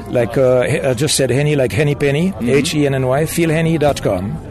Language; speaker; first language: English; non-native, fluent; German